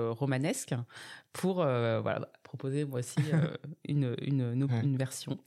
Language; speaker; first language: French; native; French